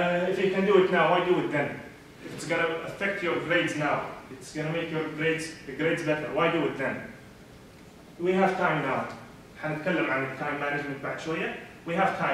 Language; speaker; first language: English; non-native, fluent; Arabic